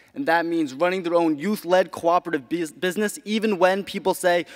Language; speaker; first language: English; native; English